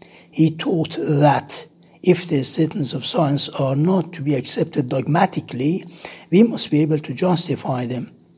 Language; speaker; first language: English; non-native, fluent; Persian